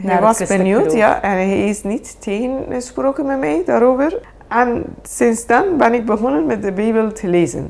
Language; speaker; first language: Dutch; non-native, fluent; Persian